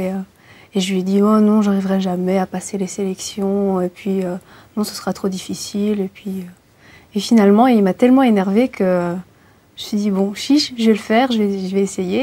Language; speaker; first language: French; early bilingual, other home language; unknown